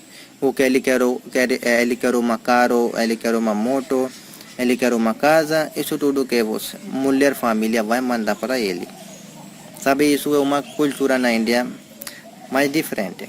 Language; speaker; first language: Portuguese; non-native, learner; Hindi